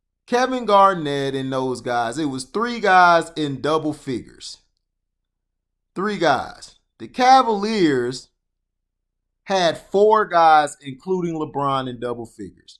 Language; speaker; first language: English; native; English